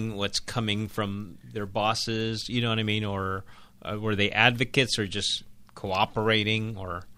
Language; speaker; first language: English; non-native, local second language; Filipino